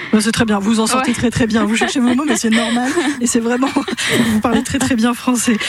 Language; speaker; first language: French; native; French